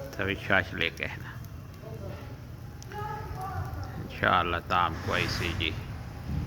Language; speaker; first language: Arabic; non-native, learner; Urdu